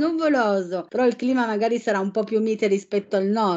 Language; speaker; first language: Italian; native; Italian